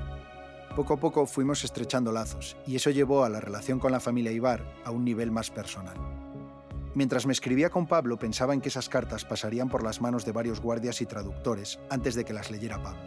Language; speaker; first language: Spanish; native; Spanish